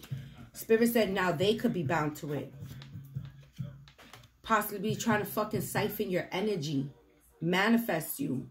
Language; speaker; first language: English; native; English